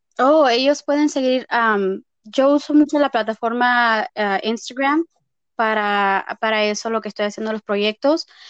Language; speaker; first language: Spanish; early bilingual, heritage; Spanish